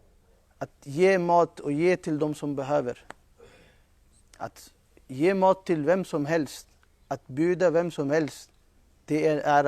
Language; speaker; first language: Swedish; non-native, fluent; Urdu